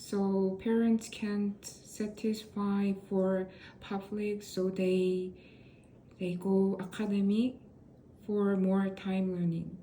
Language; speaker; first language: English; non-native, learner; Korean